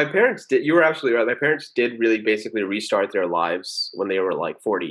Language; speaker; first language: English; early bilingual, other home language; Spanish